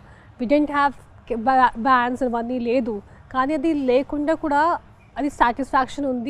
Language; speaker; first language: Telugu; non-native, fluent; Hindi